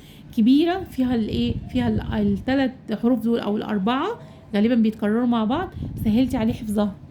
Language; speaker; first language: Arabic; native; Arabic